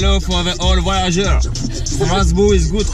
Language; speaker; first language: English; non-native, learner; Arabic